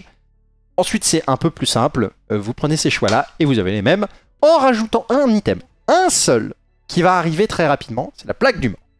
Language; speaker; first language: French; native; French